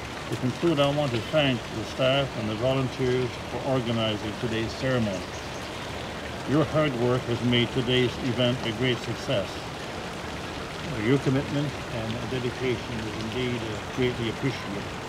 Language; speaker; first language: English; native; English